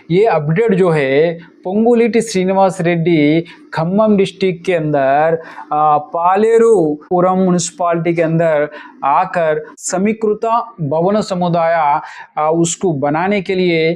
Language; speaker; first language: Hindi; non-native, local second language; Telugu